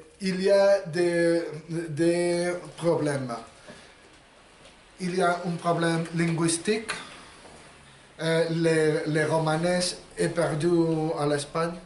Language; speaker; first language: French; non-native, learner; Spanish